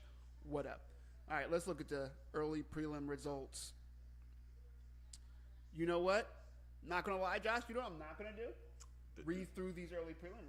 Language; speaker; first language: English; native; English